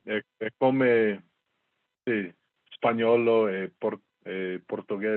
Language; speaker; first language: Italian; non-native, learner; English